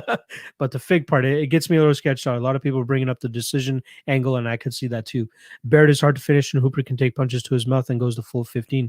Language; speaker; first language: English; native; English